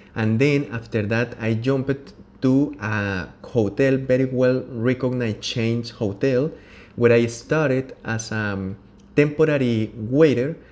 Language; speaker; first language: English; non-native, learner; Spanish